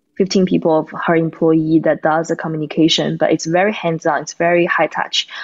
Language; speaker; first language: English; non-native, fluent; Chinese